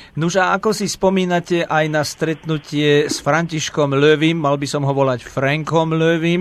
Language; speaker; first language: Slovak; native; Slovak